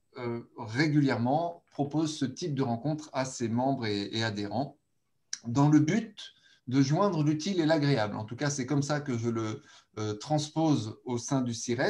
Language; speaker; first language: French; native; French